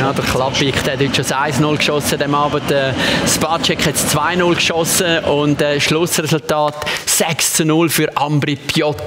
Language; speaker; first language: German; native; German